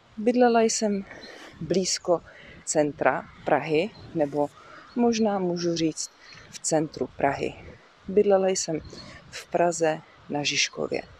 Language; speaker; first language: Czech; native; Czech